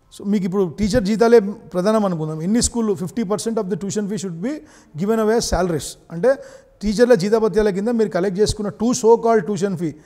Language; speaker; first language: Telugu; native; Telugu